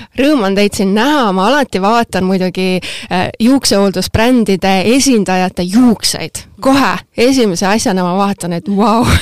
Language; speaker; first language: Estonian; native; Estonian